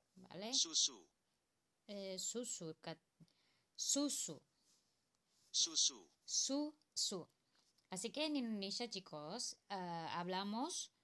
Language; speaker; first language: Spanish; non-native, learner; Indonesian